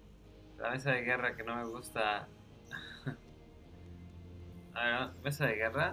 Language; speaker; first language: Spanish; native; Spanish